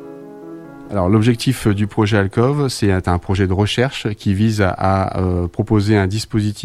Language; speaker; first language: French; native; French